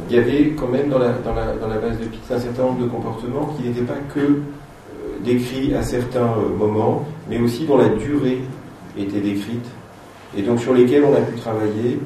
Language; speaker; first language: French; native; French